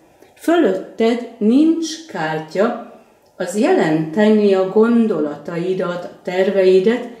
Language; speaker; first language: Hungarian; native; Hungarian